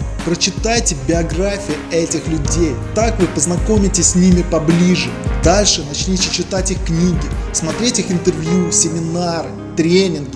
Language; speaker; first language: Russian; native; Russian